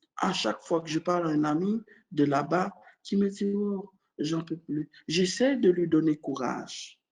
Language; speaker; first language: French; non-native, local second language; Haitian Creole